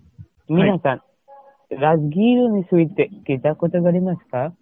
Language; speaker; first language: Japanese; non-native, learner; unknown